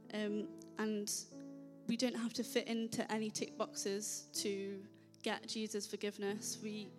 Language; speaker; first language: English; native; English